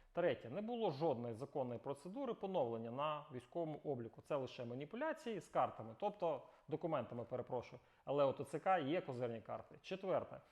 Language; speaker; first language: Ukrainian; native; Ukrainian